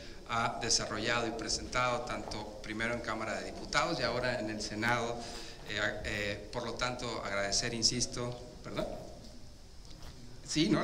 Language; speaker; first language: Spanish; native; Spanish